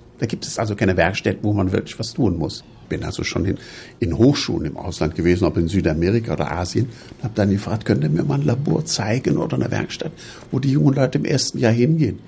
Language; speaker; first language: German; native; German